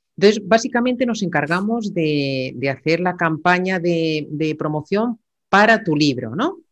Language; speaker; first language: Spanish; native; Spanish